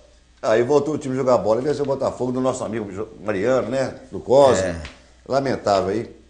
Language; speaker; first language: Portuguese; native; Portuguese